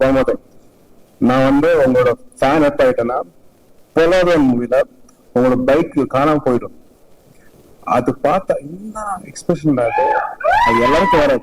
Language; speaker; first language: Tamil; non-native, local second language; Telugu